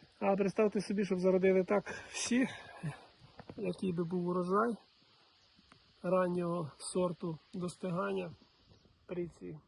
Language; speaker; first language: Ukrainian; native; Ukrainian